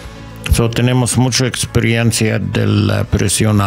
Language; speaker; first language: Spanish; non-native, learner; English